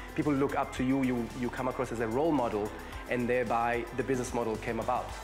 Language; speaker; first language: English; non-native, local second language; Zulu